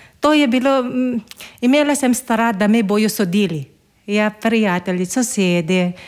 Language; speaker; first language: Slovenian; non-native, learner; Filipino